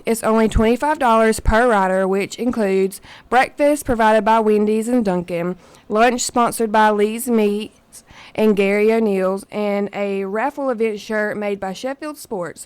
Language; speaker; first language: English; native; English